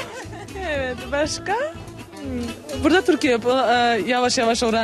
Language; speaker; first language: Turkish; non-native, learner; Georgian